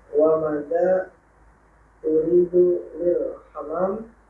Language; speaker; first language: Arabic; non-native, learner; Indonesian